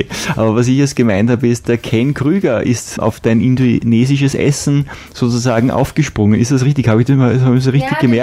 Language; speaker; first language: German; native; German